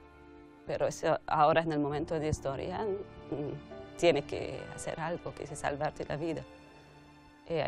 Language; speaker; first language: Spanish; non-native, fluent; Arabic